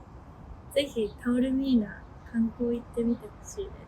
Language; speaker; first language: Japanese; native; Japanese